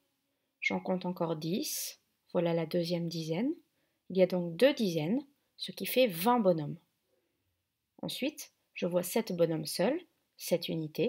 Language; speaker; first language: French; native; French